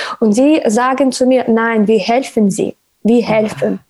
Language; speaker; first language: German; non-native, learner; Ukrainian